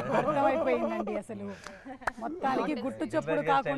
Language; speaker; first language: Telugu; native; Telugu